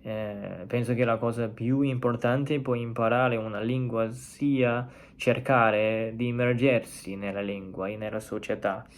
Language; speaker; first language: Italian; non-native, learner; Chinese